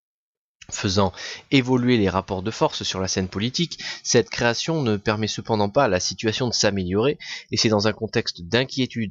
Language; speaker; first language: French; native; French